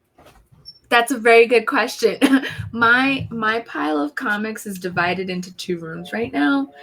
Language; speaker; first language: English; native; English